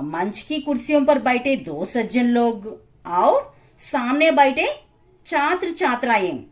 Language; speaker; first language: Hindi; non-native, local second language; Telugu